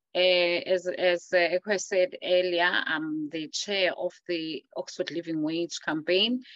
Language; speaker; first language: English; non-native, local second language; Zulu